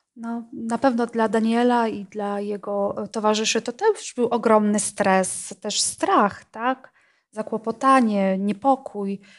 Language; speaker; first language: Polish; non-native, fluent; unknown